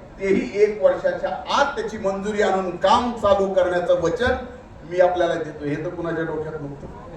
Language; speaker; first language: Marathi; native; Marathi